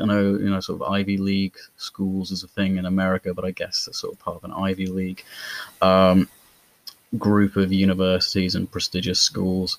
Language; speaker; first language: English; native; English